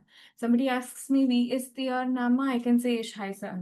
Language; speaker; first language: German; non-native, fluent; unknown